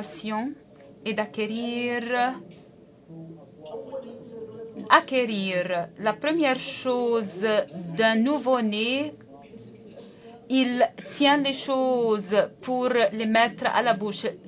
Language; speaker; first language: French; non-native, local second language; Arabic